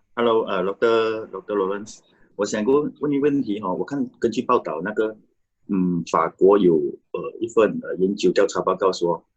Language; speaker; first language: Chinese; native; Chinese